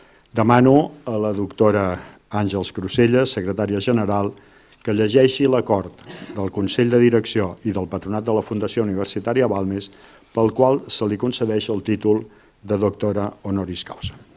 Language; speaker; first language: Catalan; native; Catalan